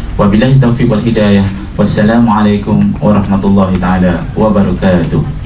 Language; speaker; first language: Malay; native; Malay